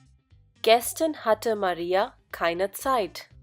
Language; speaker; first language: German; non-native, fluent; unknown